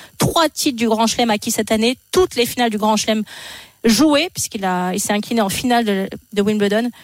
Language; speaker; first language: French; native; French